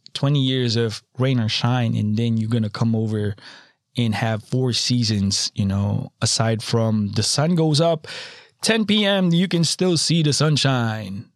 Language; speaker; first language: English; non-native, local second language; Filipino